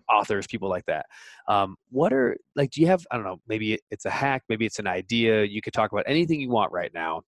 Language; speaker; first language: English; native; English